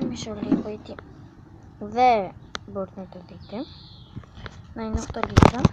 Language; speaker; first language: Greek; early bilingual, other home language; Bulgarian